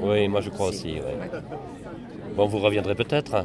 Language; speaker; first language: French; native; French